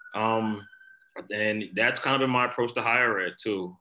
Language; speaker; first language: English; native; English